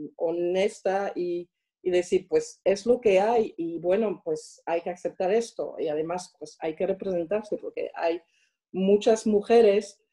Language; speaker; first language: Spanish; non-native, fluent; French